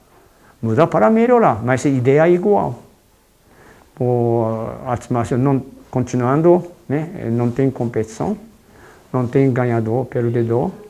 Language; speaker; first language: Portuguese; non-native, fluent; Japanese